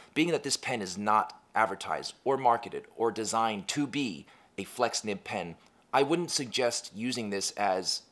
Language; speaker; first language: English; native; English